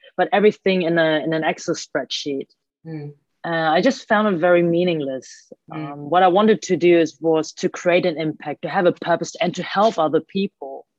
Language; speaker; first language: English; early bilingual, other home language; Cantonese